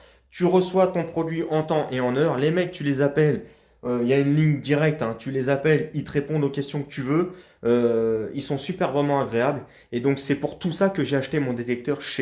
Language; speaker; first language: French; native; French